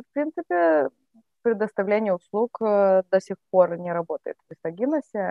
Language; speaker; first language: Russian; native; Russian